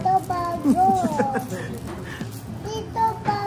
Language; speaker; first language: Filipino; non-native, learner; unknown